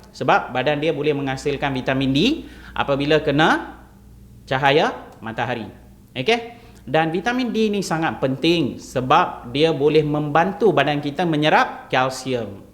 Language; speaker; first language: Malay; non-native, local second language; Tamil